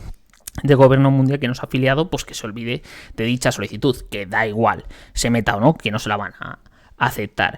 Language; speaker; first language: Spanish; native; Spanish